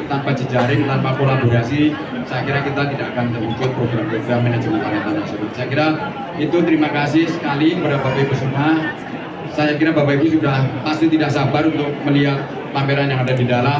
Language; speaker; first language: Indonesian; native; Indonesian